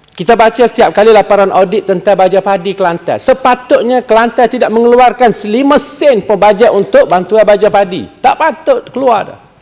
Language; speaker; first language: Malay; native; Malay